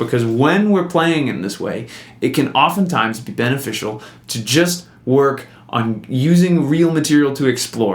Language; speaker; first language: English; native; English